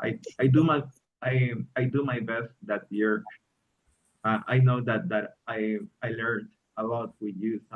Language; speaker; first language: English; non-native, learner; Spanish